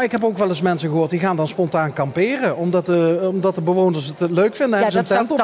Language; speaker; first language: Dutch; native; Dutch